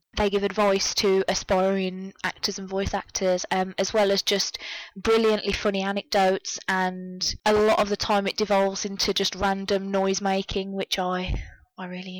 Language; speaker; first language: English; native; English